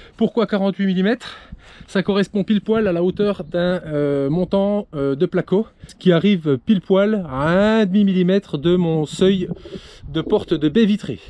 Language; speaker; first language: French; native; French